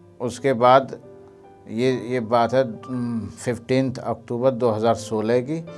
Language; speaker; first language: Hindi; native; Hindi